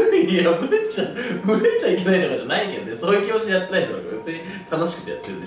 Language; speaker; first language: Japanese; native; Japanese